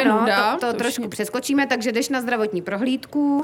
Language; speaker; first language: Czech; native; Czech